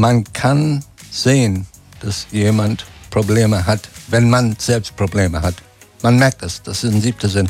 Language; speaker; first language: German; non-native, fluent; English